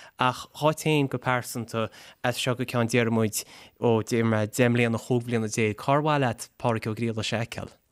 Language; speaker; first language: Irish; native; Irish